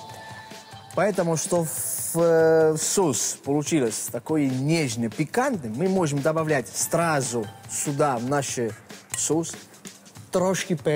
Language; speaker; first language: Russian; non-native, fluent; Italian